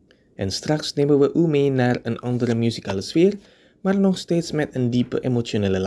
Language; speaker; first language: Dutch; non-native, fluent; Indonesian